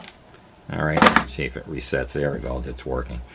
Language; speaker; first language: English; native; English